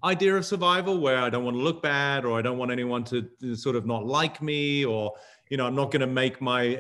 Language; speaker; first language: English; native; English